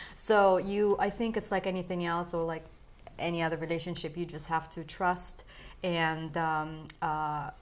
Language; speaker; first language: English; early bilingual, other home language; Russian